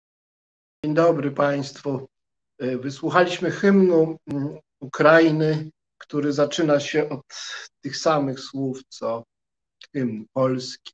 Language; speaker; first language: Polish; native; Polish